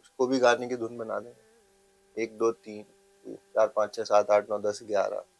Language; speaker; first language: Hindi; native; Hindi